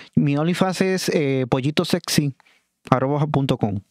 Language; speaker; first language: Spanish; native; Spanish